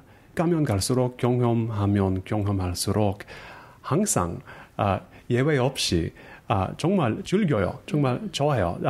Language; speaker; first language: Korean; non-native, fluent; English